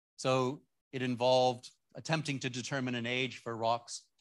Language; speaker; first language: English; native; English